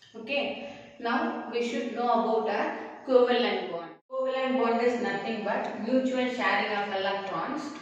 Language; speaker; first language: English; non-native, local second language; Tamil